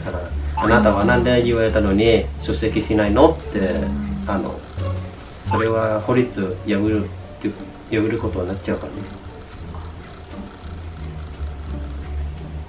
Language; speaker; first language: Japanese; non-native, fluent; Vietnamese